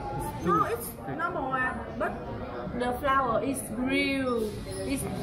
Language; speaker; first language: English; non-native, learner; Vietnamese